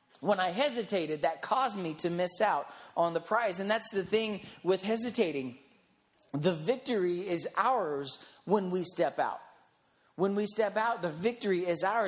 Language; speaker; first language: English; native; English